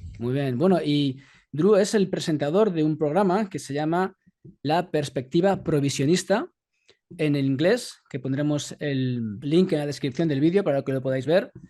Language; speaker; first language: Spanish; native; Spanish